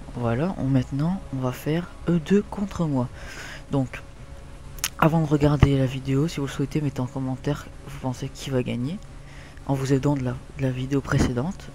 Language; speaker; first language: French; native; French